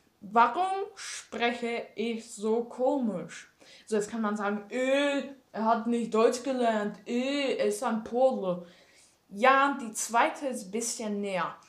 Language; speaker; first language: German; non-native, learner; Czech